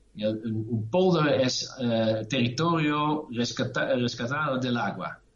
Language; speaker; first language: Spanish; non-native, learner; Dutch